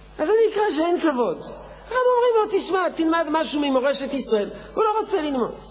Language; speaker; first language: Hebrew; non-native, fluent; French